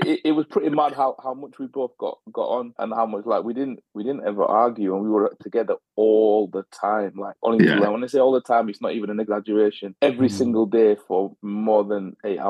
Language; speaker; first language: English; native; English